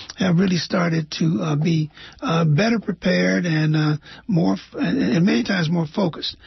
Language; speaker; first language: English; native; English